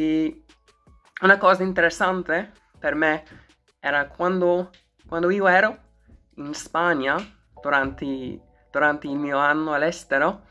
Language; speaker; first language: Italian; non-native, learner; English